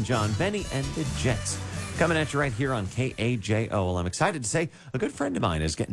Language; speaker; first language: English; native; English